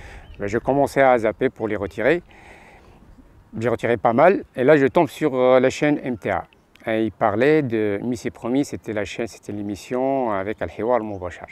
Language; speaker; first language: French; non-native, local second language; Arabic